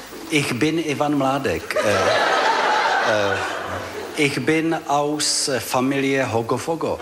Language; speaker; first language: German; non-native, learner; Czech